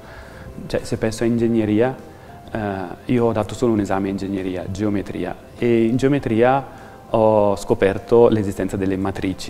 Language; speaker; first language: Italian; native; Italian